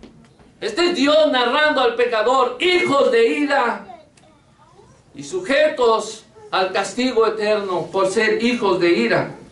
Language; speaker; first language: Spanish; native; Spanish